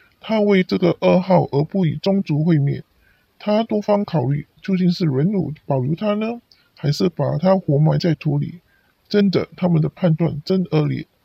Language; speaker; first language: Chinese; non-native, local second language; Cantonese